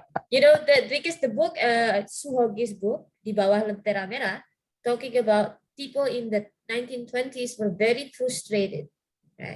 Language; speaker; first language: English; non-native, fluent; Indonesian